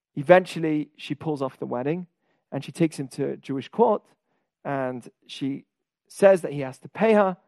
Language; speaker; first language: English; native; English